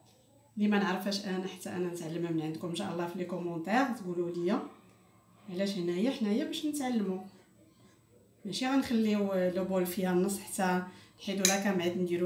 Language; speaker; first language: Arabic; native; Arabic